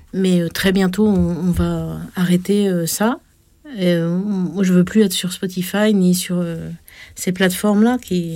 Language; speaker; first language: French; native; French